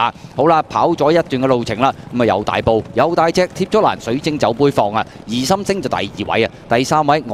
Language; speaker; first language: Cantonese; native; Cantonese